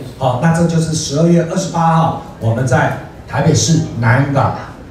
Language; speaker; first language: Chinese; native; Chinese